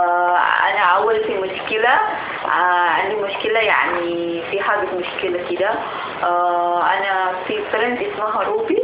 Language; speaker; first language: Arabic; non-native, learner; Indonesian